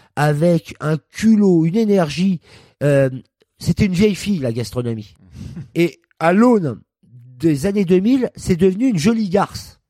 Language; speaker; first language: French; native; French